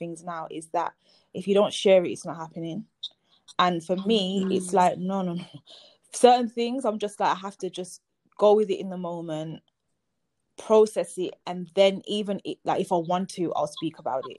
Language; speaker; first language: English; native; English